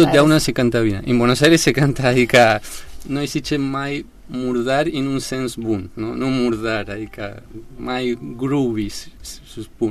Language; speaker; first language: Romanian; non-native, learner; Spanish